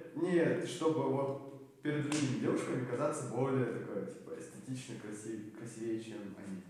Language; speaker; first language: Russian; native; Russian